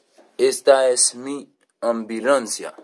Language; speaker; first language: Spanish; non-native, learner; Haitian Creole